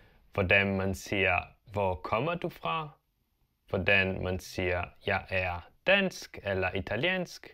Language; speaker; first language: Danish; non-native, fluent; Italian